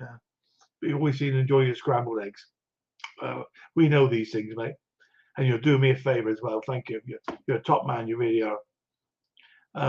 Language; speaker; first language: English; native; English